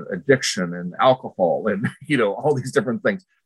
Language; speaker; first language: English; early bilingual, other home language; Spanish